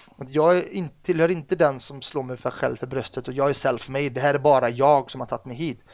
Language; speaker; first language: Swedish; early bilingual, other home language; Arabic